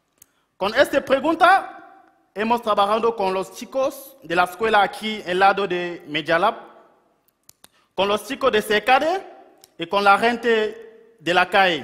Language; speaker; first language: Spanish; non-native, local second language; French